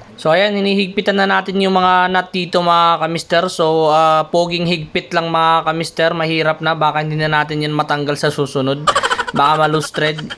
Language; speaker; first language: Filipino; non-native, local second language; Cebuano